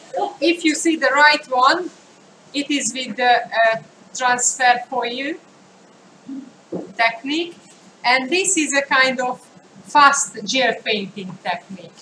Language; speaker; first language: English; non-native, fluent; Hungarian